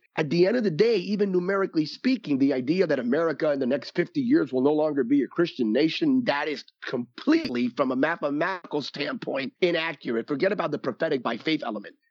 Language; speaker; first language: English; early bilingual, other home language; Spanish